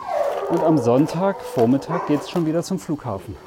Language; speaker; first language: German; native; German